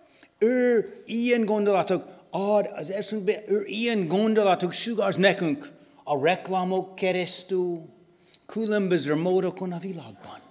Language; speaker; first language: Hungarian; non-native, learner; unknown